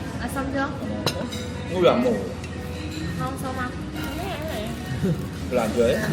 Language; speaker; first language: Korean; non-native, learner; Vietnamese